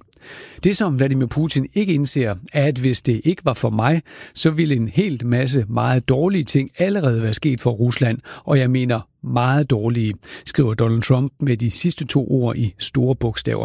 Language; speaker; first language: Danish; native; Danish